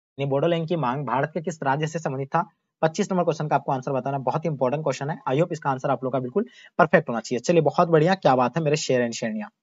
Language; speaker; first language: Hindi; native; Hindi